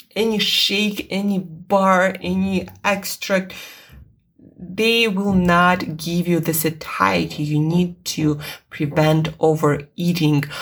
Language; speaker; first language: English; non-native, fluent; Russian